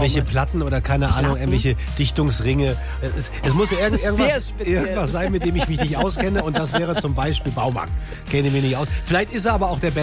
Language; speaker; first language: German; native; German